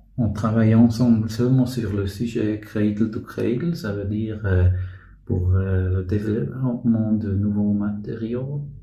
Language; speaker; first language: French; non-native, local second language; Swiss German